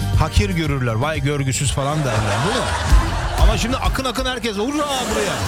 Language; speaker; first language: Turkish; early bilingual, heritage; Turkish